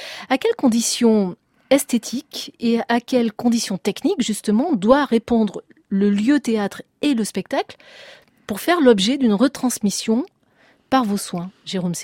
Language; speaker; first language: French; native; French